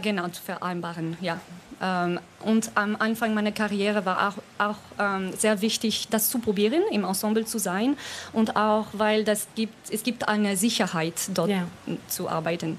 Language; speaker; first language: German; non-native, fluent; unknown